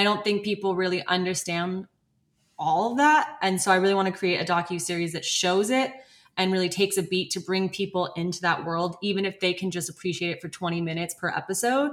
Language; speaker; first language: English; native; English